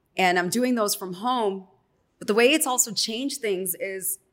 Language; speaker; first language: English; native; English